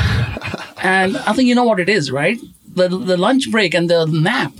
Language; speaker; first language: English; non-native, local second language; Konkani